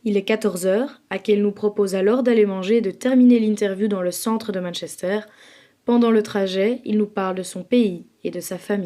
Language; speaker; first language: French; native; French